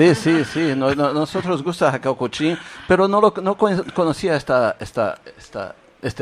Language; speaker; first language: Spanish; non-native, fluent; Portuguese